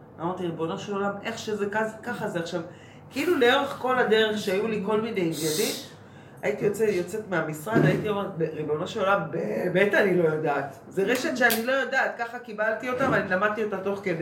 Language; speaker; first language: Hebrew; native; Hebrew